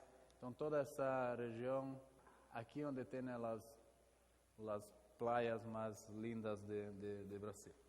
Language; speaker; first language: Spanish; non-native, learner; Portuguese